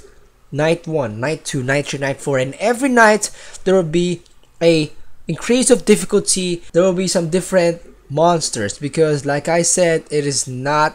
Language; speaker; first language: English; non-native, local second language; Filipino